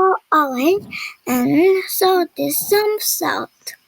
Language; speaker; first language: English; non-native, learner; Korean